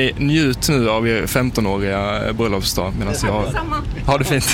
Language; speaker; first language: Swedish; native; Swedish